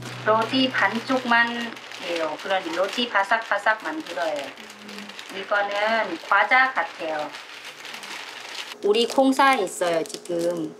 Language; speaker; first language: Korean; non-native, learner; Thai